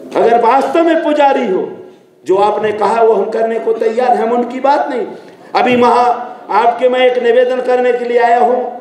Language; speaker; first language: Hindi; native; Hindi